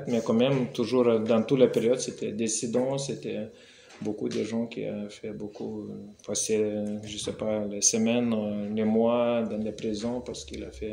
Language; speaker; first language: French; non-native, fluent; Lithuanian